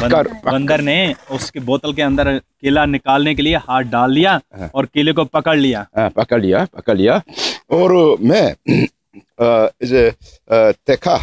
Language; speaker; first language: Hindi; native; Hindi